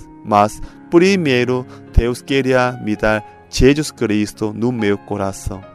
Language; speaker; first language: Portuguese; non-native, fluent; Korean